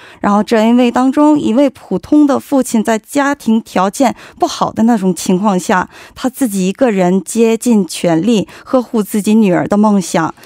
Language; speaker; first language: Chinese; non-native, fluent; Korean